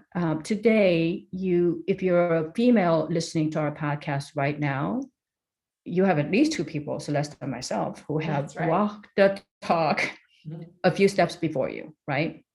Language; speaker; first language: English; early bilingual, other home language; Korean